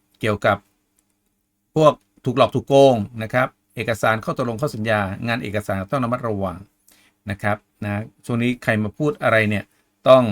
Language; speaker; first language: Thai; native; Thai